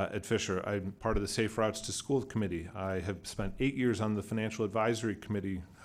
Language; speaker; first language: English; native; English